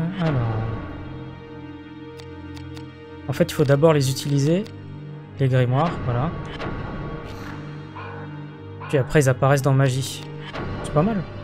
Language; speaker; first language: French; native; French